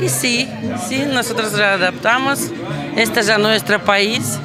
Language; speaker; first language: Spanish; non-native, learner; Russian